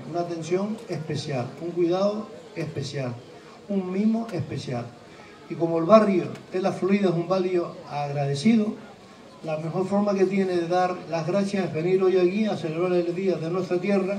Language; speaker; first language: Spanish; native; Spanish